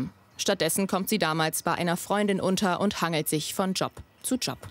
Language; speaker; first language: German; native; German